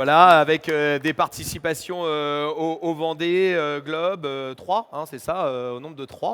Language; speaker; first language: French; native; French